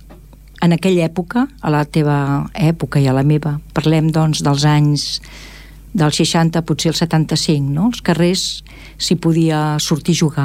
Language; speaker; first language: Catalan; native; Catalan